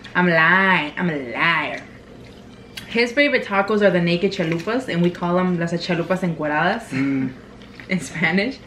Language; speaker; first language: English; early bilingual, other home language; Spanish